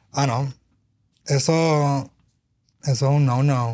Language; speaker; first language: Spanish; native; Spanish